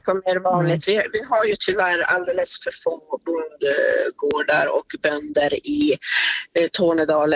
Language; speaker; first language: Swedish; native; Swedish